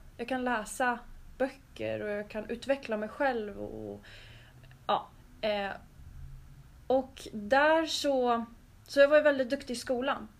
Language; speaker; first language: Swedish; early bilingual, other home language; Azerbaijani